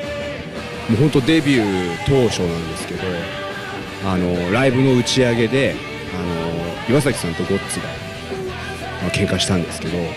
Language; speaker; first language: Japanese; native; Japanese